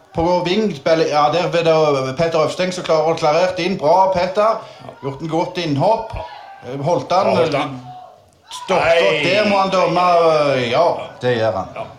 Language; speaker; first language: Norwegian; native; Norwegian